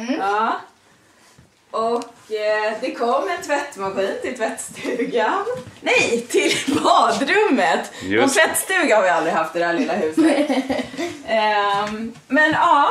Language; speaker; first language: Swedish; native; Swedish